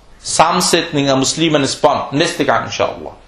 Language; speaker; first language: Danish; non-native, fluent; Arabic